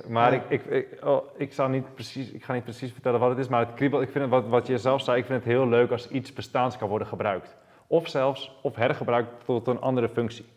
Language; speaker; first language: Dutch; native; Dutch